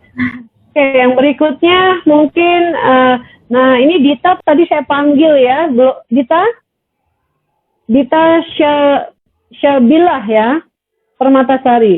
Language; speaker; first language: Indonesian; native; Indonesian